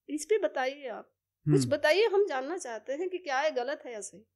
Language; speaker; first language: Hindi; native; Hindi